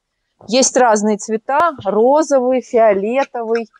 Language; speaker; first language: Russian; native; Russian